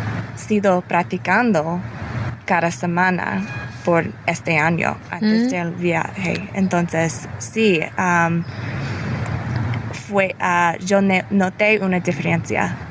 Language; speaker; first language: Spanish; early bilingual, heritage; English